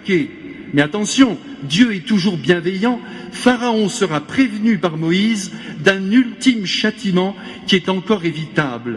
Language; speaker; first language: French; native; French